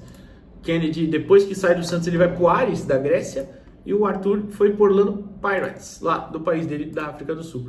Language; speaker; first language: Portuguese; native; Portuguese